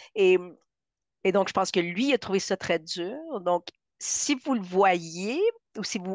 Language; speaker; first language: French; non-native, fluent; Spanish